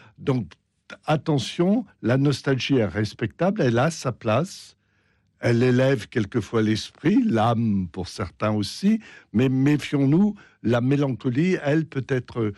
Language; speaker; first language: French; native; French